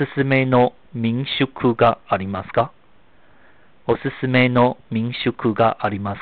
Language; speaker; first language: Japanese; non-native, fluent; Chinese